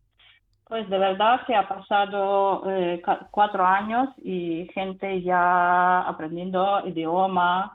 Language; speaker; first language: Spanish; non-native, fluent; Ukrainian